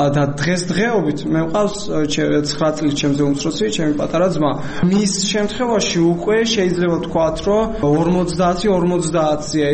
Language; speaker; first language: Georgian; non-native, local second language; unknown